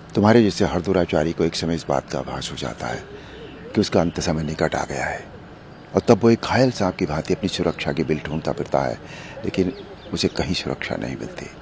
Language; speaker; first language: Hindi; native; Hindi